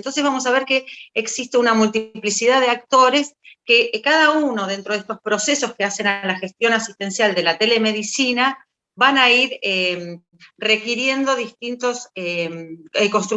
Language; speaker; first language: Spanish; native; Spanish